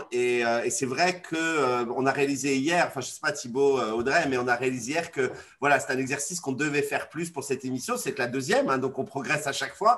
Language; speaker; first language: French; native; French